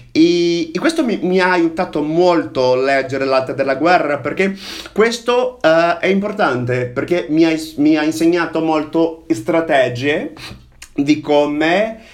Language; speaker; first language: Italian; non-native, fluent; Portuguese